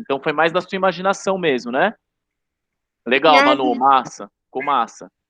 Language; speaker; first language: Portuguese; native; Portuguese